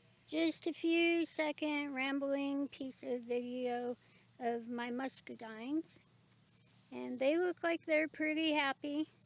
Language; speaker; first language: English; native; English